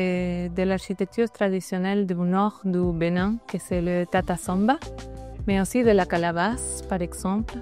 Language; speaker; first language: French; non-native, fluent; Spanish